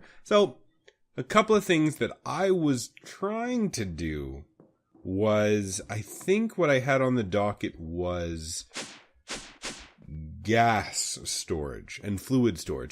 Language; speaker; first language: English; native; English